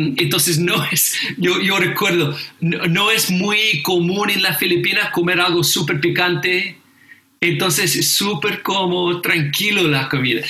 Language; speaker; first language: Spanish; non-native, fluent; English